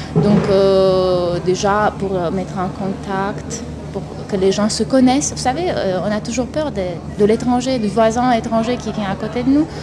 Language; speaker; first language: French; non-native, fluent; Romanian